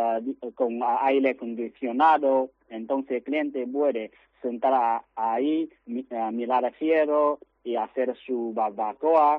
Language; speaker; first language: Spanish; non-native, learner; Chinese